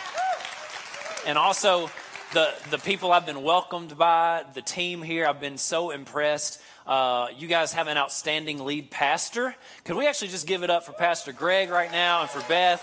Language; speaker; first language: English; native; English